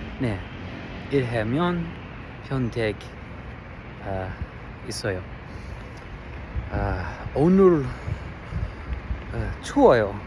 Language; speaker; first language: Korean; non-native, learner; English